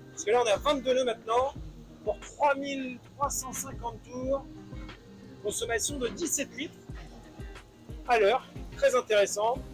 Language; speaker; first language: French; native; French